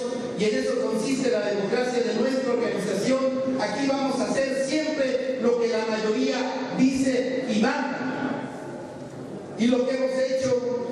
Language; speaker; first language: Spanish; native; Spanish